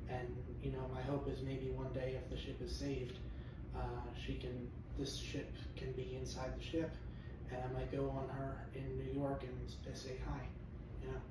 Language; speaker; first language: English; native; English